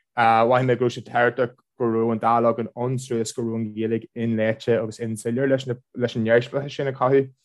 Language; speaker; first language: Irish; non-native, local second language; English